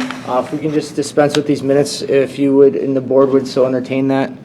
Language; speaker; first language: English; native; English